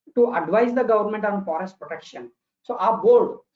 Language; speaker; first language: English; non-native, local second language; Kannada